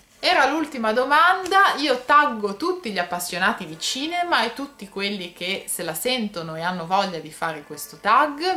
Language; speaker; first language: Italian; native; Italian